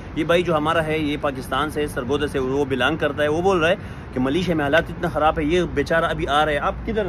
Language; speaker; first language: Urdu; non-native, local second language; Pashto